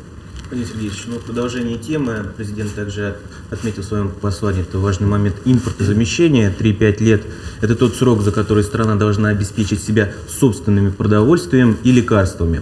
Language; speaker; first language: Russian; native; Russian